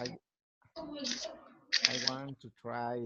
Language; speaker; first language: English; non-native, learner; Spanish